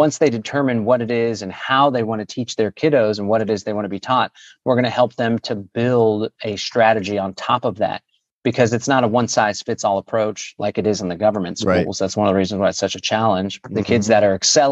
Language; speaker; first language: English; native; English